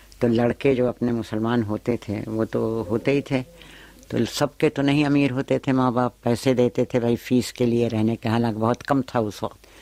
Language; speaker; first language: Urdu; native; Urdu